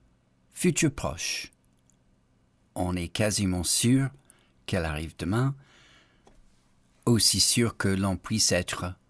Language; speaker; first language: French; non-native, fluent; English